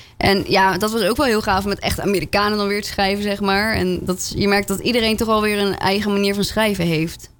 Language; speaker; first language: Dutch; early bilingual, other home language; French